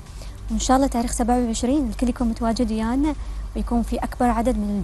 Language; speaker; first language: Arabic; native; Arabic